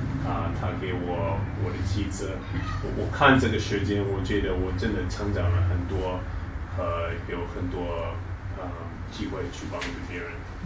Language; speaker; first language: Chinese; non-native, fluent; English